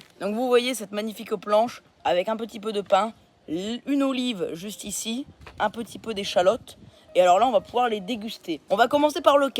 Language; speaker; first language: French; native; French